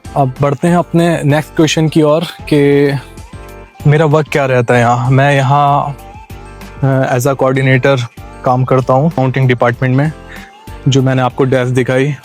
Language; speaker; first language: Hindi; native; Hindi